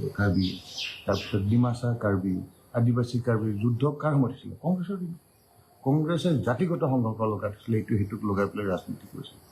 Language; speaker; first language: Assamese; non-native, local second language; Karbi